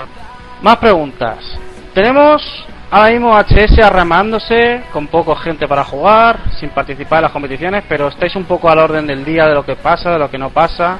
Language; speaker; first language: Spanish; native; Spanish